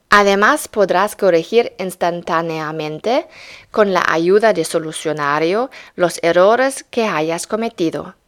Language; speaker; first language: Spanish; non-native, fluent; German